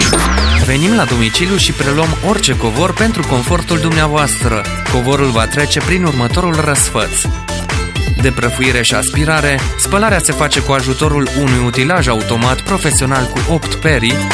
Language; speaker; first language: Romanian; native; Romanian